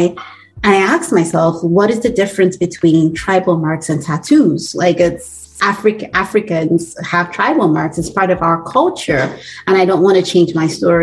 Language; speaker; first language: English; non-native, local second language; Bini